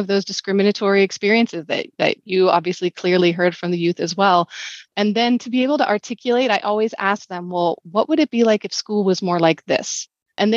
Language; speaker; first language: English; native; English